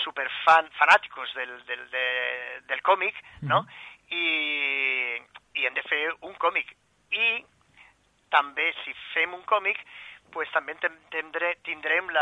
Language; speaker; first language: Catalan; non-native, fluent; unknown